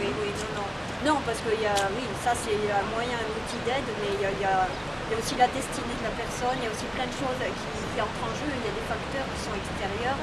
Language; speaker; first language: French; native; French